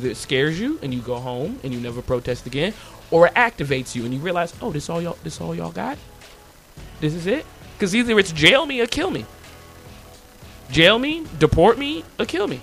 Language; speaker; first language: English; native; English